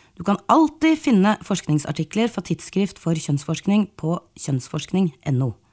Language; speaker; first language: Norwegian; native; Norwegian